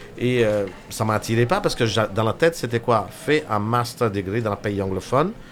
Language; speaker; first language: French; non-native, fluent; Hindi